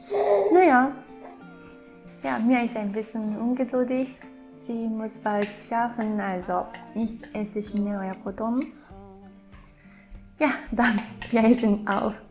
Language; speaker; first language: German; non-native, fluent; Japanese